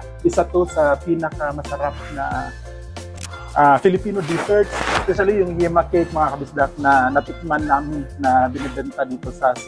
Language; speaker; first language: Filipino; non-native, local second language; Cebuano